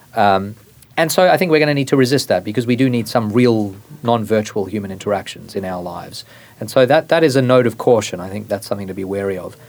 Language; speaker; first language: English; native; English